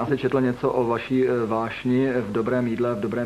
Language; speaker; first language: Czech; native; Czech